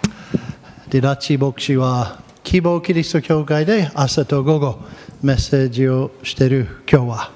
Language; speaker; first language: Japanese; non-native, fluent; English